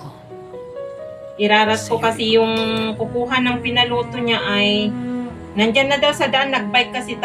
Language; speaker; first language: Filipino; native; Filipino